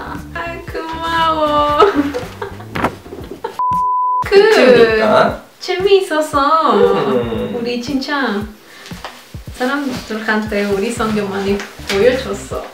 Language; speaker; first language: Korean; non-native, learner; Spanish